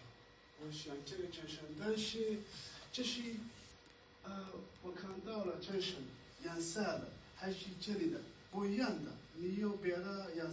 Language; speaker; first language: Chinese; non-native, learner; Somali